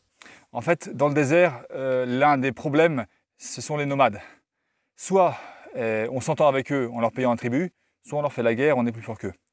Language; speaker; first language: French; native; French